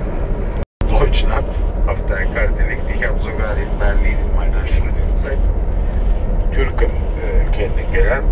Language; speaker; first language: German; non-native, fluent; Turkish